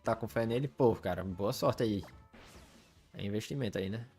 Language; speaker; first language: Portuguese; early bilingual, other home language; English